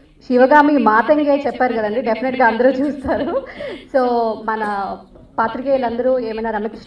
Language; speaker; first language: Telugu; native; Telugu